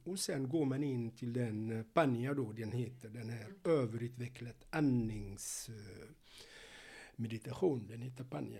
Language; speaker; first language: Swedish; non-native, fluent; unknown